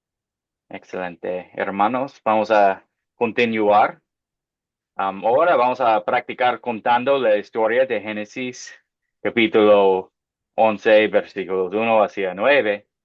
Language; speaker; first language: Spanish; non-native, fluent; English